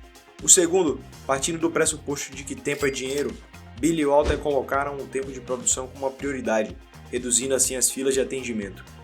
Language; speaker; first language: Portuguese; native; Portuguese